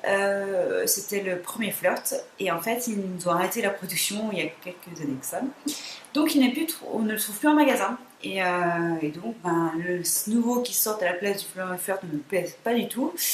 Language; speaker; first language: French; native; French